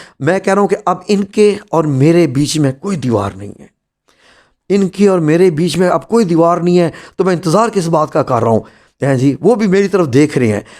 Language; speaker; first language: Urdu; non-native, local second language; Punjabi